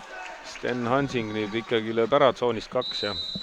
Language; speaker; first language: Estonian; native; Estonian